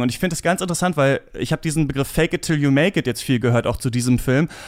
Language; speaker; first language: German; native; German